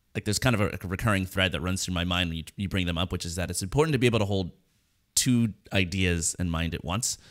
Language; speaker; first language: English; native; English